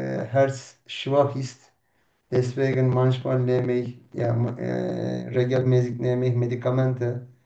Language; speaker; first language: German; non-native, learner; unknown